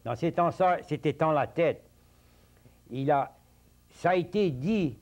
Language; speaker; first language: French; early bilingual, heritage; French